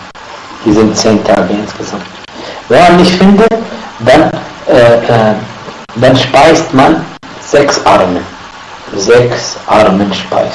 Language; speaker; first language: German; non-native, fluent; Arabic